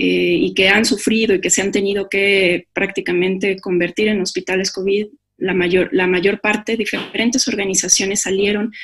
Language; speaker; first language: Spanish; native; Spanish